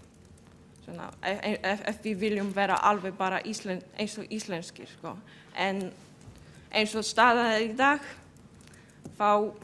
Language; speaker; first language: Icelandic; non-native, fluent; Polish